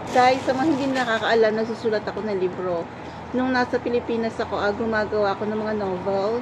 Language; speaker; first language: Filipino; native; Filipino